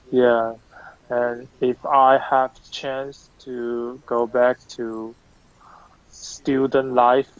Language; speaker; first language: English; non-native, learner; Chinese